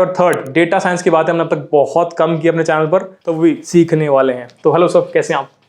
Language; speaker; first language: Hindi; native; Hindi